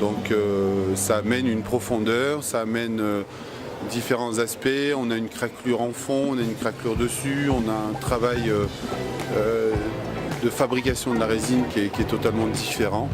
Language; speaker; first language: French; native; French